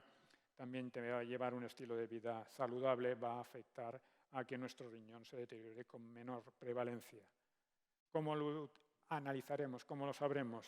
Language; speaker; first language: Spanish; native; Spanish